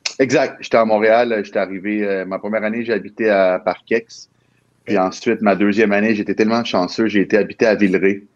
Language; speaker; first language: French; early bilingual, other home language; Spanish